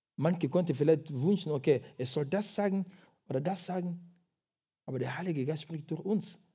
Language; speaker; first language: German; non-native, fluent; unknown